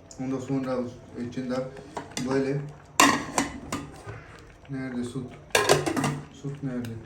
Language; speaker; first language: Turkish; non-native, learner; Urdu